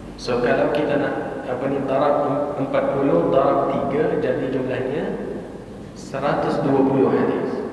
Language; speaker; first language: Malay; non-native, fluent; Arabic